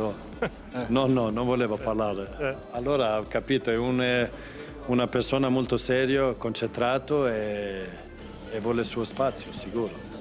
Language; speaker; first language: Italian; non-native, fluent; Swedish